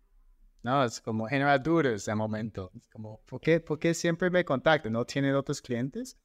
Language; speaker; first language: Spanish; non-native, fluent; English